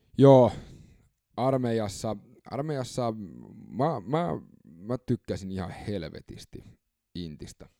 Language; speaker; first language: Finnish; early bilingual, other home language; English